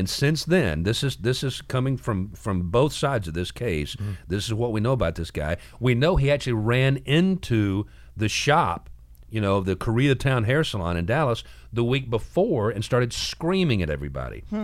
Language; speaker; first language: English; native; English